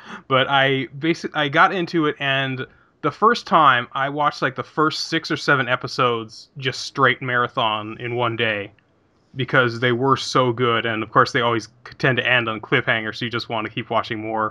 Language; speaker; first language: English; native; English